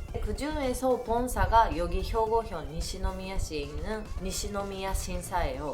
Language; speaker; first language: Korean; non-native, learner; Japanese